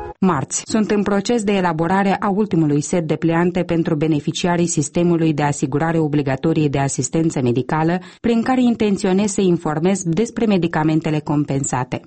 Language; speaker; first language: Romanian; native; Romanian